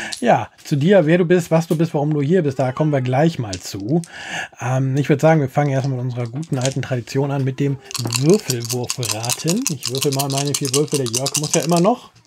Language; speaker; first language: German; native; German